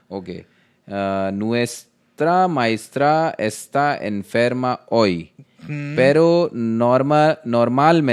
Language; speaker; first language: Spanish; non-native, learner; Hindi